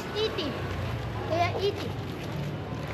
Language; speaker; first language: English; non-native, local second language; Filipino